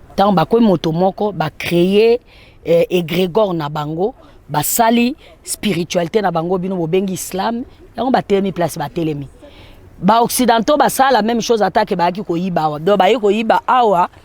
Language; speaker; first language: Lingala; native; Lingala